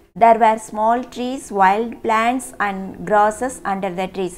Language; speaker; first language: English; non-native, local second language; Tamil